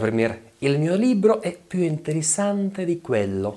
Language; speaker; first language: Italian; non-native, fluent; Russian